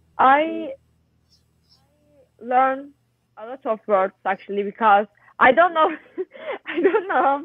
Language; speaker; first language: English; non-native, learner; Turkish